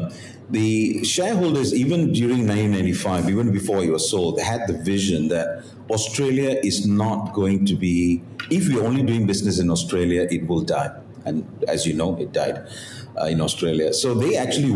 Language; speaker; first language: English; non-native, local second language; Tamil